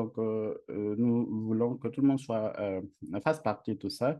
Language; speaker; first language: French; non-native, fluent; English